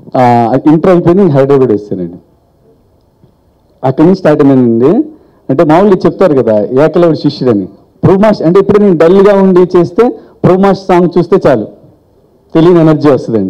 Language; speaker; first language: Telugu; native; Telugu